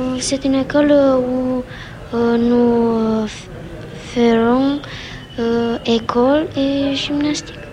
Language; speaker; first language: French; non-native, learner; Romanian